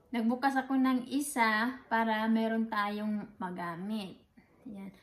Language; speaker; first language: Filipino; non-native, local second language; Cebuano